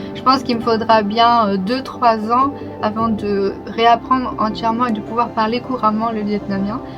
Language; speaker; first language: French; early bilingual, other home language; Vietnamese